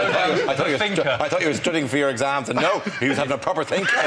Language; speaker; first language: English; native; English